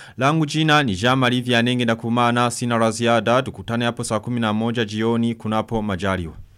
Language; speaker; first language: Swahili; non-native, local second language; Rundi